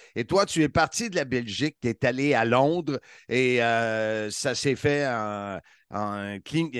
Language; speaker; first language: French; native; French